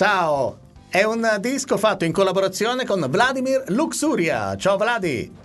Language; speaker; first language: Italian; native; Italian